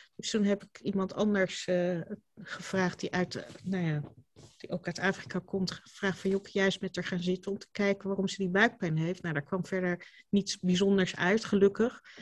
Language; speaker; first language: Dutch; native; Dutch